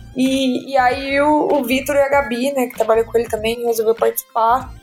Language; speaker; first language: Portuguese; native; Portuguese